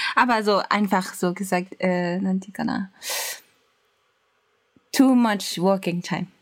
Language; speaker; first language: German; non-native, learner; Japanese